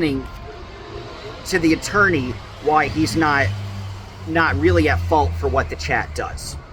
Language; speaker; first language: English; native; English